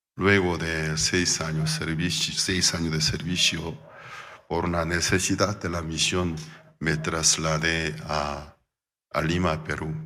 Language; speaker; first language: Spanish; non-native, fluent; Korean